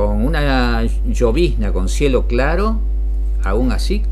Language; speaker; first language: Spanish; native; Spanish